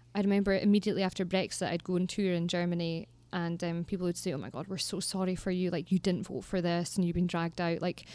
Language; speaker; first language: English; native; English